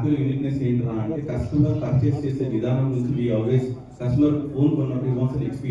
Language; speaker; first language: Telugu; native; Telugu